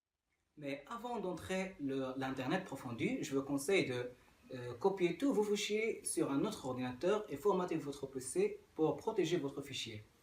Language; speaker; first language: French; non-native, learner; Arabic